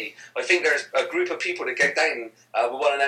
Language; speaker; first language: English; native; English